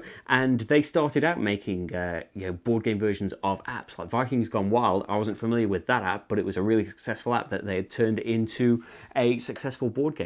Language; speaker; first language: English; native; English